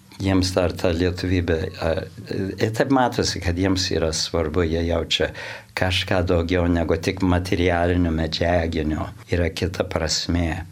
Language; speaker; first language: Lithuanian; early bilingual, heritage; Lithuanian